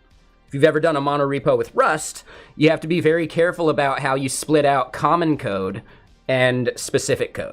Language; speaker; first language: English; native; English